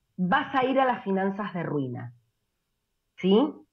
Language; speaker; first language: Spanish; native; Spanish